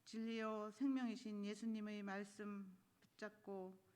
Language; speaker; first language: Korean; native; Korean